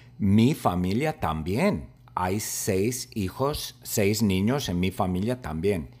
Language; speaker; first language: Spanish; non-native, fluent; English